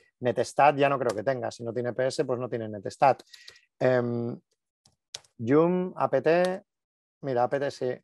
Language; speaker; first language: Spanish; native; Spanish